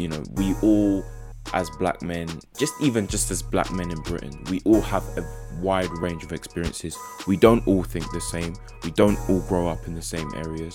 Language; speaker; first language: English; native; English